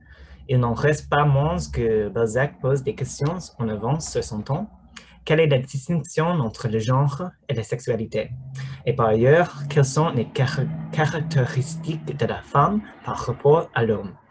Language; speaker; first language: French; non-native, learner; English